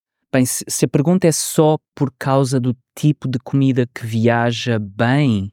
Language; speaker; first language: Portuguese; native; Portuguese